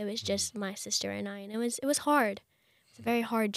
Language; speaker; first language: English; native; English